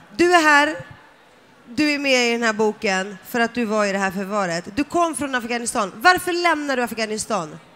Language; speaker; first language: Swedish; early bilingual, other home language; Greek